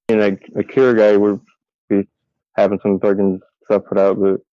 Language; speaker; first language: English; native; English